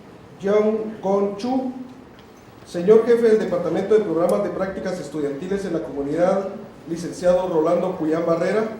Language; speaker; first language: Spanish; native; Spanish